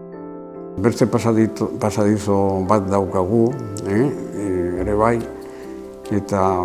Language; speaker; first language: Basque; non-native, local second language; Spanish